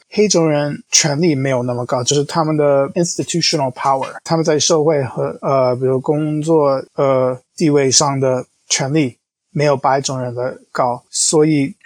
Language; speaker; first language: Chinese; non-native, fluent; English